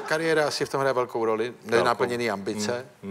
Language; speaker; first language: Czech; native; Czech